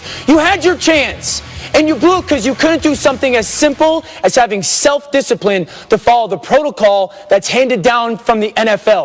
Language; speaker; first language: English; native; English